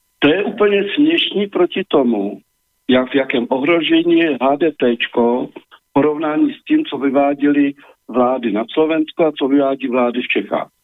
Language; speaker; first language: Czech; native; Czech